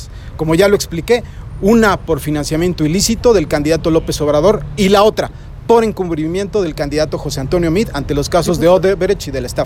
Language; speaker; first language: Spanish; native; Spanish